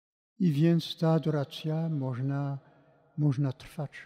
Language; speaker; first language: Polish; non-native, fluent; French